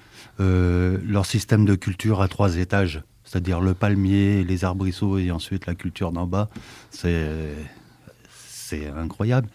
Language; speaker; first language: French; native; French